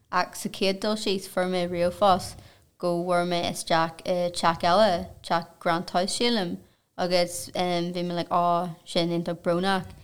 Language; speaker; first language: Irish; non-native, local second language; English